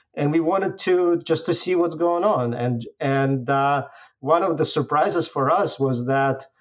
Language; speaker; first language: English; non-native, fluent; Russian